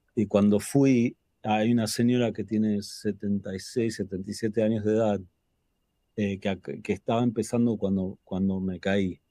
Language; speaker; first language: Spanish; native; Spanish